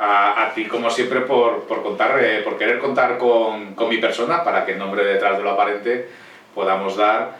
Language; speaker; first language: Spanish; native; Spanish